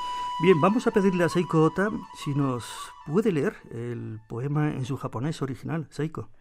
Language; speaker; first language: Spanish; native; Spanish